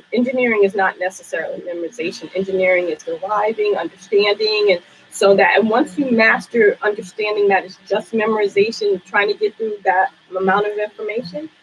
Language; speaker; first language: English; native; English